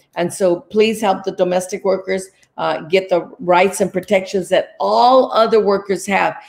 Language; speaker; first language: English; early bilingual, other home language; Spanish